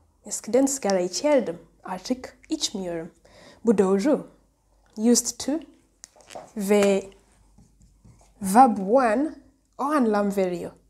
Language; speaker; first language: Turkish; non-native, learner; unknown